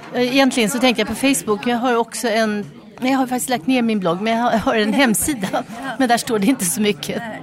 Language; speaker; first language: Swedish; native; Swedish